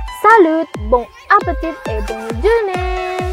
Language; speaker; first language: French; non-native, learner; Indonesian